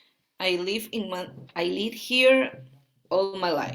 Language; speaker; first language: English; non-native, learner; Spanish